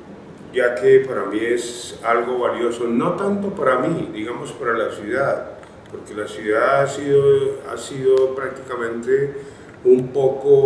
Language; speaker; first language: Spanish; native; Spanish